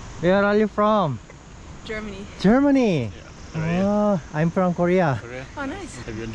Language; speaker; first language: English; non-native, learner; Korean